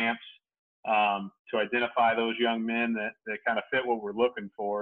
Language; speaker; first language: English; native; English